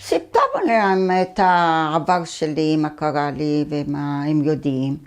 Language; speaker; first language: Hebrew; early bilingual, other home language; Arabic